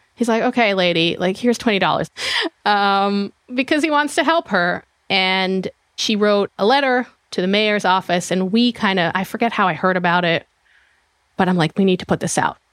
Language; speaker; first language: English; non-native, fluent; Hebrew